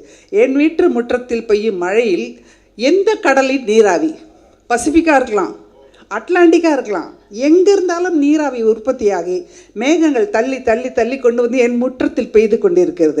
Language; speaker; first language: Tamil; native; Tamil